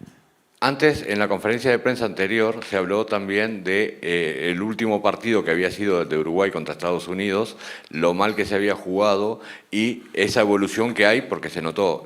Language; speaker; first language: Spanish; native; Spanish